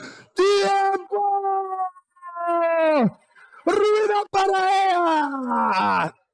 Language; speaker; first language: Spanish; non-native, learner; French